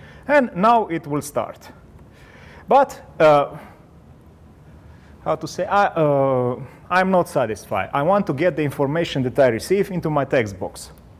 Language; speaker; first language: English; non-native, fluent; Romanian